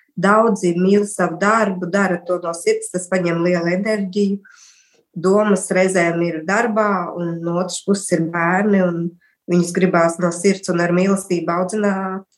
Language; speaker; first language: Latvian; native; Latvian